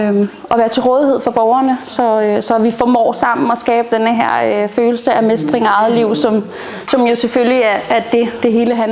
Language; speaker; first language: Danish; native; Danish